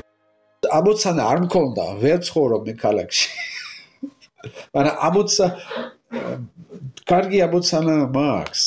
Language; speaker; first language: Georgian; non-native, learner; French